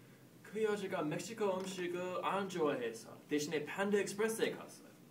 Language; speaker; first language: Korean; non-native, learner; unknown